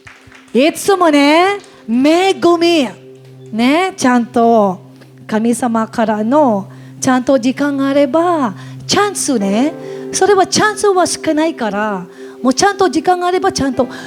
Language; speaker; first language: Japanese; non-native, learner; Filipino